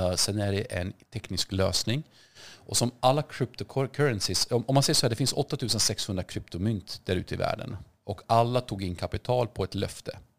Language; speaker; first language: Swedish; early bilingual, other home language; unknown